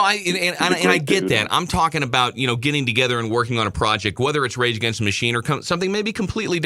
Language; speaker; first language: English; native; English